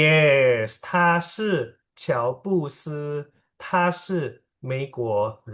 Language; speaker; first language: Chinese; non-native, fluent; Indonesian